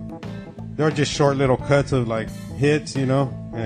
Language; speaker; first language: English; native; English